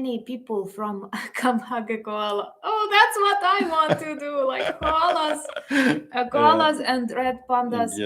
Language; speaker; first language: English; non-native, fluent; Ukrainian